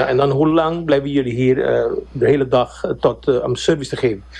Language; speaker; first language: Dutch; non-native, local second language; Papiamento